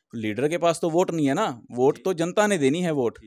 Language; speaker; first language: Hindi; native; Hindi